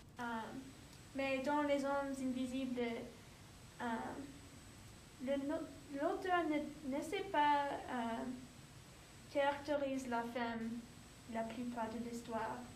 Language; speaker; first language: French; non-native, learner; English